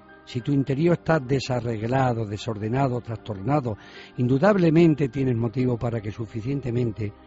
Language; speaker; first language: Spanish; native; Spanish